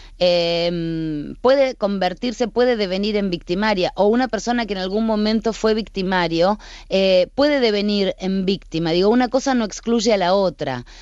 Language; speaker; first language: Spanish; native; Spanish